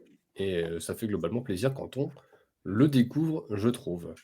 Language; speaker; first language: French; native; French